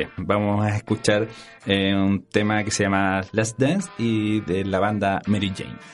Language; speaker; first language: Spanish; native; Spanish